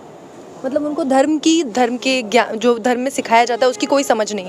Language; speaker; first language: Hindi; native; Hindi